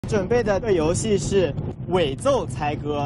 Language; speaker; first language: Chinese; native; Chinese